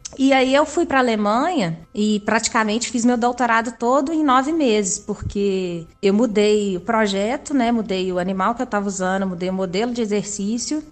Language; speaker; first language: Portuguese; native; Portuguese